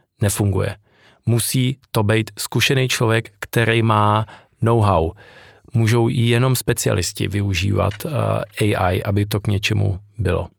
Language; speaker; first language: Czech; native; Czech